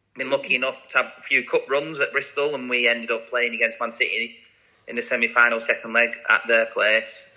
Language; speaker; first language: English; native; English